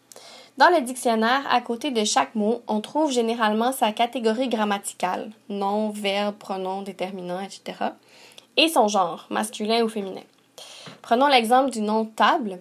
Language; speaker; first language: French; native; French